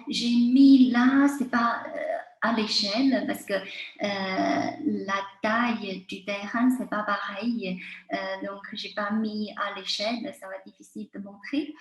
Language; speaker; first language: French; non-native, fluent; Chinese